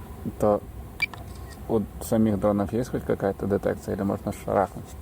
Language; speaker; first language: Russian; native; Russian